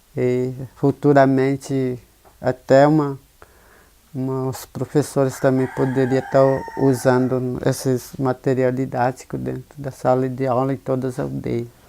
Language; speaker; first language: Portuguese; non-native, local second language; Guarani